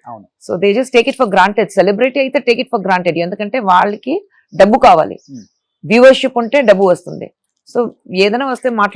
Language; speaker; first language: Telugu; non-native, fluent; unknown